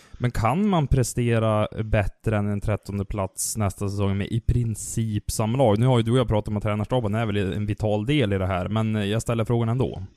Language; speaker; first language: Swedish; native; Swedish